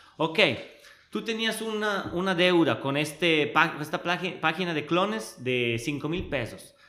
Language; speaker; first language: Spanish; non-native, fluent; Italian